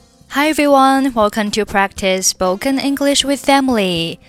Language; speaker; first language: English; non-native, fluent; Chinese